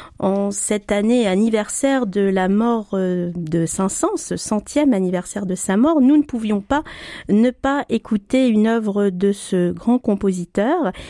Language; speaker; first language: French; native; French